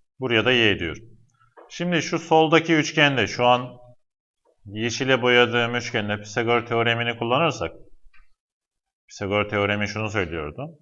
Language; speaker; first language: Turkish; native; Turkish